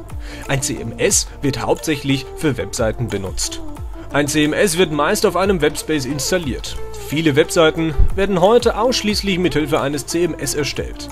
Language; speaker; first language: German; native; German